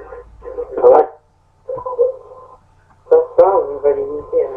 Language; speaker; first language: French; native; French